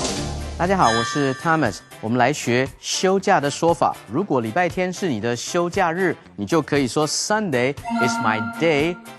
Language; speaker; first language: Chinese; native; Chinese